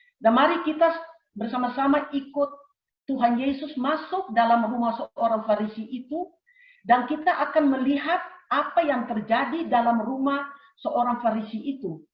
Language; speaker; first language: Indonesian; early bilingual, heritage; Indonesian